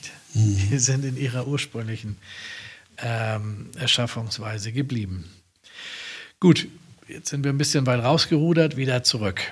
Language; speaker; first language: German; native; German